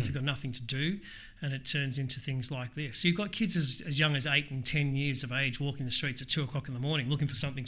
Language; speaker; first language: English; native; English